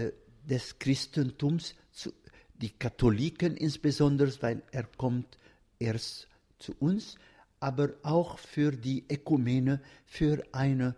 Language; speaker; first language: German; non-native, fluent; Arabic